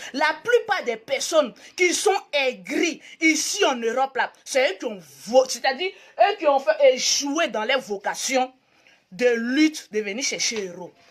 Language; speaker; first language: French; native; French